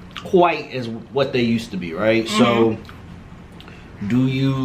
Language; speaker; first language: English; native; English